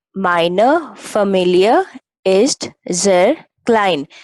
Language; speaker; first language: German; non-native, learner; Hindi